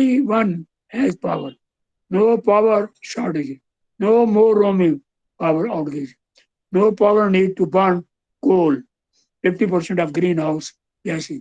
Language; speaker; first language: English; non-native, local second language; Hindi